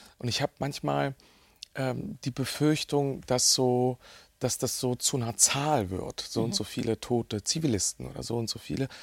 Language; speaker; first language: German; early bilingual, other home language; Bosnian